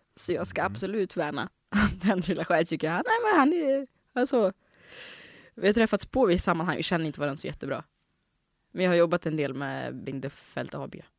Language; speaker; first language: Swedish; early bilingual, other home language; Russian